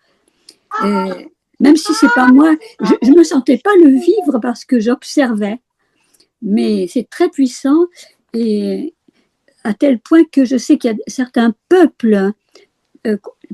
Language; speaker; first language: French; native; French